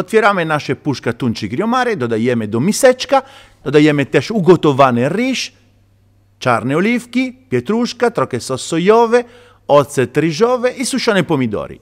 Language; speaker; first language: Polish; non-native, learner; Italian